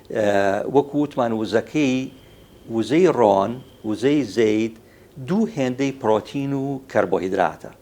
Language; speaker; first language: Central Kurdish; native; Central Kurdish